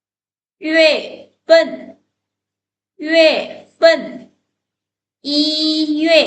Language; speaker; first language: Chinese; non-native, fluent; Lao